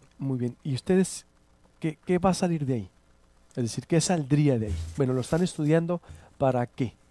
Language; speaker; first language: Spanish; native; Spanish